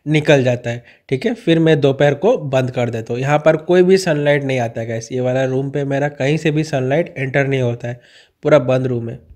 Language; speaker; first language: Hindi; non-native, local second language; Bangla